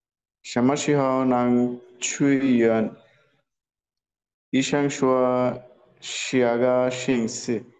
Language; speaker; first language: Chinese; non-native, learner; Bangla